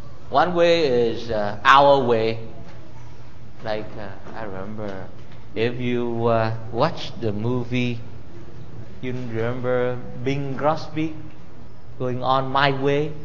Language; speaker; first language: English; non-native, fluent; Vietnamese